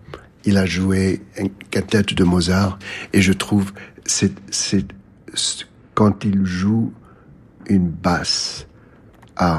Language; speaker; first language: French; non-native, fluent; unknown